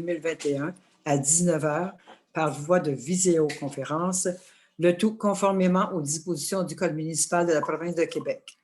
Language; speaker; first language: French; native; French